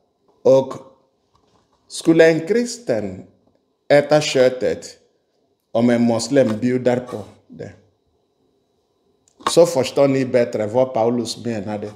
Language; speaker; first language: Swedish; non-native, fluent; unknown